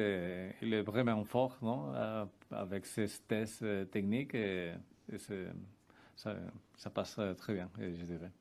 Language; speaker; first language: French; non-native, fluent; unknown